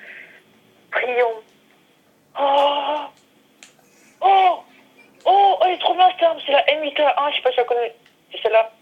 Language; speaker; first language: French; native; French